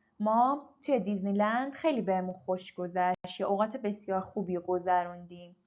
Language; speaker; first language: Persian; native; Persian